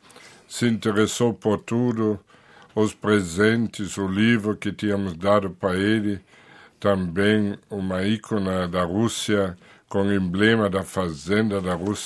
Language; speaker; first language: Portuguese; non-native, fluent; German